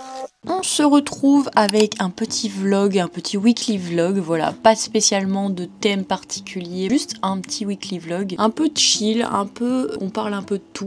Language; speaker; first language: French; native; French